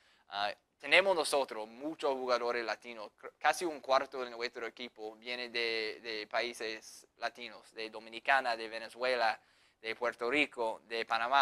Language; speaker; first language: Spanish; non-native, fluent; English